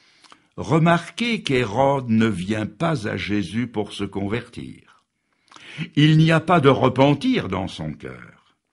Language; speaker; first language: French; native; French